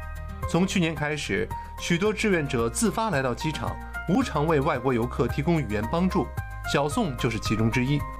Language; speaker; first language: Chinese; native; Chinese